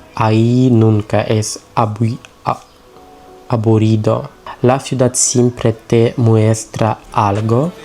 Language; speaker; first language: Spanish; non-native, learner; Russian